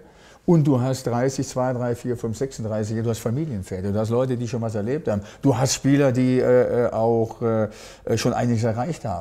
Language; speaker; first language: German; native; German